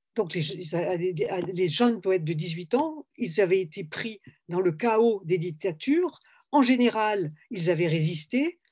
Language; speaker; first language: French; native; French